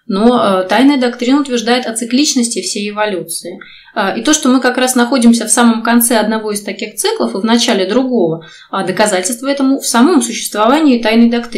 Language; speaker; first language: Russian; native; Russian